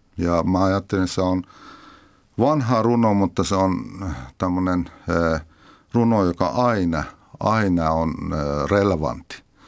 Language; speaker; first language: Finnish; non-native, fluent; Persian